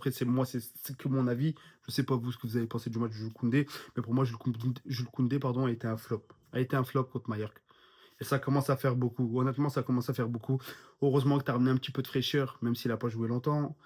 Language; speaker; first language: French; native; French